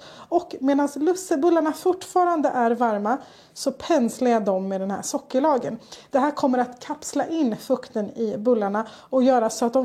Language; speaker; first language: Swedish; native; Swedish